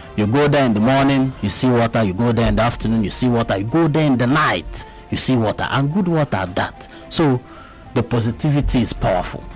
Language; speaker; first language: English; non-native, local second language; Igbo